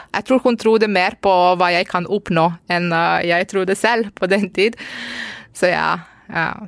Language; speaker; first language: Norwegian; non-native, fluent; Romanian